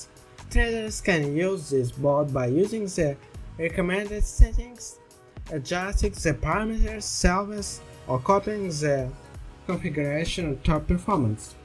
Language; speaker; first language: English; non-native, learner; Russian